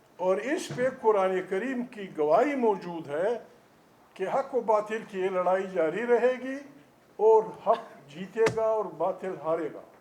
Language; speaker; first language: Urdu; non-native, local second language; Pashto